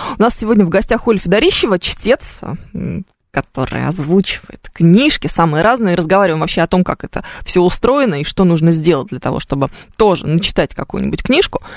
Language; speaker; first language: Russian; native; Russian